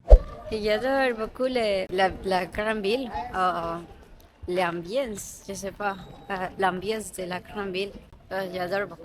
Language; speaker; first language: French; non-native, learner; Spanish